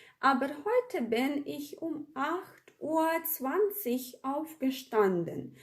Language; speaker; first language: German; non-native, fluent; Ukrainian